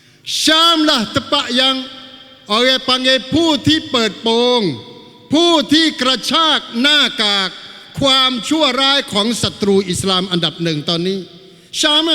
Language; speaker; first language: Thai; non-native, local second language; Malay